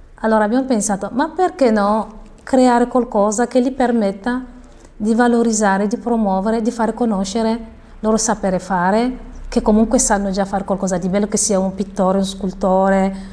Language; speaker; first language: Italian; non-native, fluent; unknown